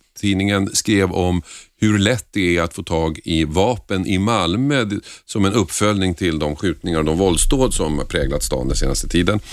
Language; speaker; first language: Swedish; native; Swedish